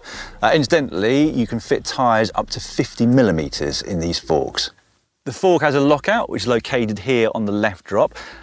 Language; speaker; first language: English; native; English